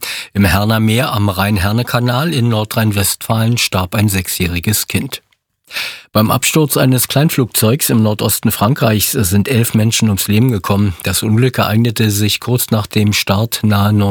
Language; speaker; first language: German; native; German